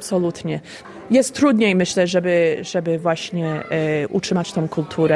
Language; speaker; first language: Polish; early bilingual, heritage; Polish